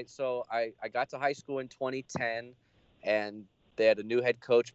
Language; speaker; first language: English; native; English